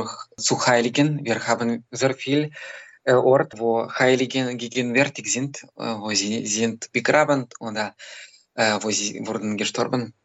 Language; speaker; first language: German; non-native, fluent; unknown